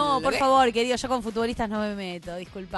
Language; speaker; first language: Spanish; native; Spanish